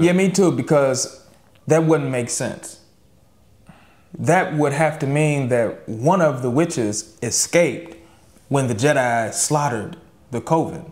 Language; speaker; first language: English; native; English